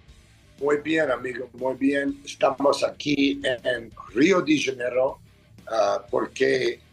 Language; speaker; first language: Spanish; non-native, learner; English